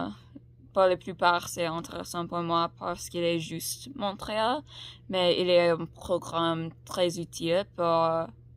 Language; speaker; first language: French; non-native, learner; English